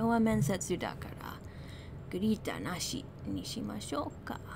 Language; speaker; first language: Japanese; non-native, fluent; English